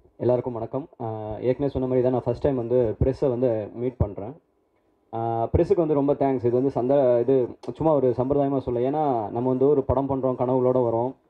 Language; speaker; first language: Tamil; native; Tamil